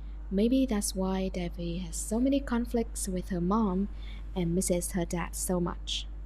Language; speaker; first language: English; non-native, fluent; Vietnamese